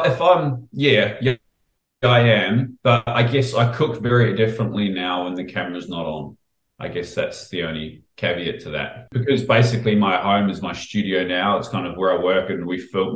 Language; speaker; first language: English; native; English